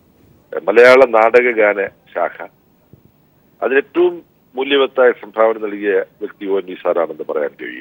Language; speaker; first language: Malayalam; native; Malayalam